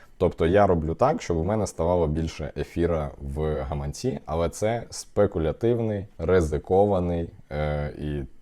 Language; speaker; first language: Ukrainian; non-native, local second language; Russian